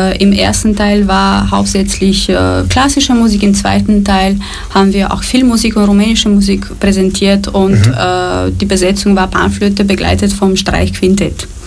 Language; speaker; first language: German; non-native, fluent; Romanian